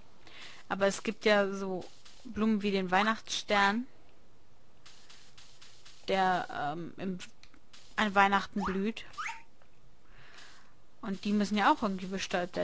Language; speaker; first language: German; native; German